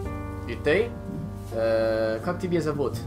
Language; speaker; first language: Russian; non-native, learner; English